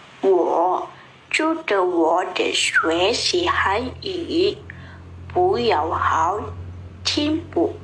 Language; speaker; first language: Chinese; non-native, learner; Indonesian